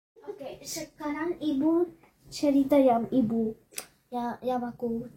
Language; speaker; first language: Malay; early bilingual, heritage; Malay